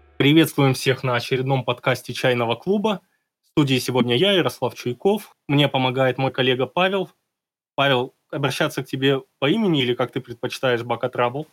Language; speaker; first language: Russian; native; Russian